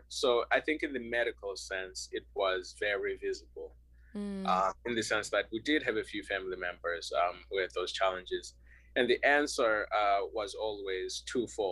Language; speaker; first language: English; non-native, local second language; North Ndebele